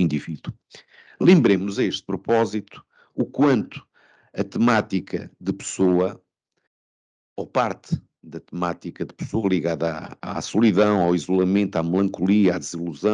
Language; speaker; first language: Portuguese; native; Portuguese